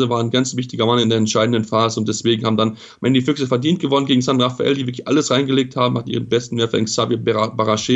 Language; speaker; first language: German; native; German